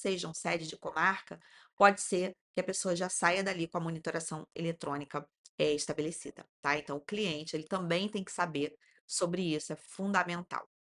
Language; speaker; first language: Portuguese; native; Portuguese